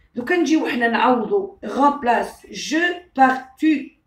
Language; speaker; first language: French; non-native, local second language; Arabic